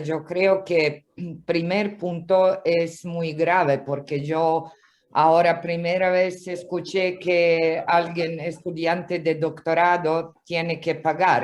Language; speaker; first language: Spanish; non-native, fluent; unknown